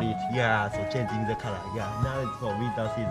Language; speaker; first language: English; non-native, learner; Japanese